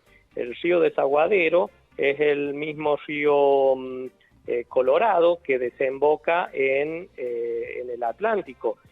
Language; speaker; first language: Spanish; native; Spanish